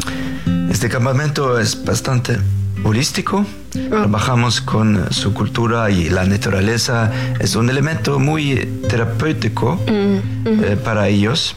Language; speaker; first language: Spanish; non-native, fluent; Faroese